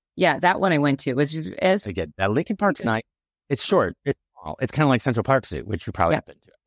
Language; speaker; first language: English; native; English